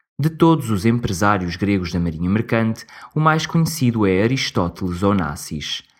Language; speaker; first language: Portuguese; native; Portuguese